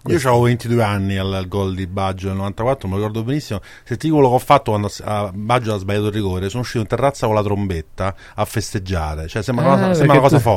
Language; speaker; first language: Italian; native; Italian